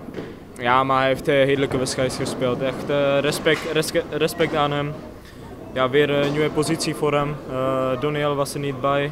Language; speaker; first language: Dutch; non-native, fluent; Czech